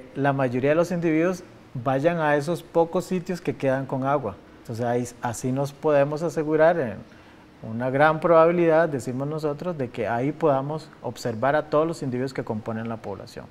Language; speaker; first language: Spanish; native; Spanish